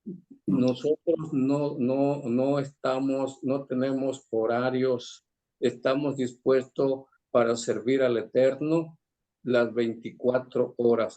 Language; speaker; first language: Spanish; native; Spanish